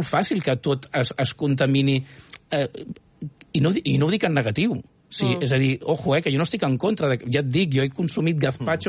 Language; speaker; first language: Catalan; native; Catalan